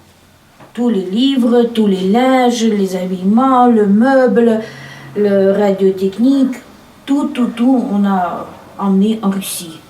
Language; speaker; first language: French; early bilingual, heritage; Russian